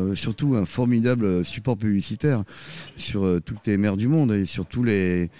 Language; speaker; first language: French; native; French